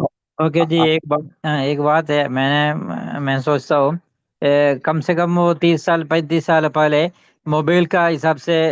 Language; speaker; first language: Hindi; non-native, local second language; Malayalam